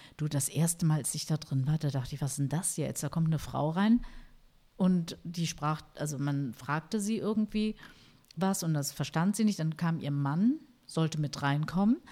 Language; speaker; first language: German; early bilingual, other home language; Turkish